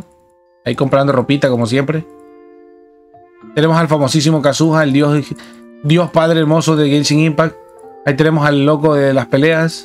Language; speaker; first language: Spanish; native; Spanish